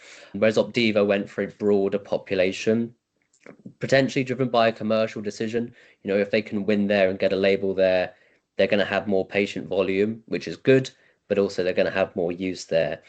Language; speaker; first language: English; native; English